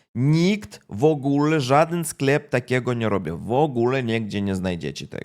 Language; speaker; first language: Polish; non-native, fluent; Russian